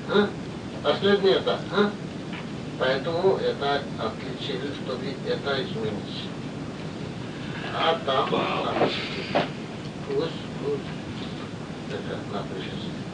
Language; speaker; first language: Russian; non-native, learner; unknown